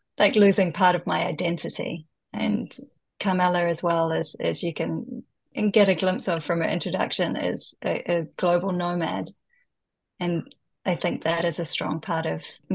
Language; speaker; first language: English; native; English